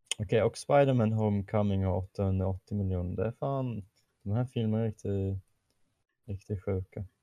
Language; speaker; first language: Swedish; non-native, fluent; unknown